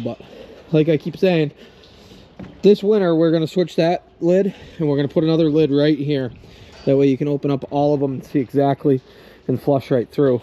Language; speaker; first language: English; native; English